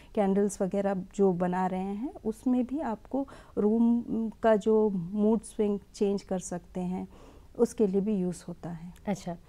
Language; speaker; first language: Hindi; non-native, local second language; Tamil